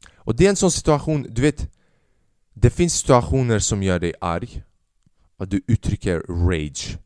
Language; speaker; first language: Swedish; early bilingual, other home language; Albanian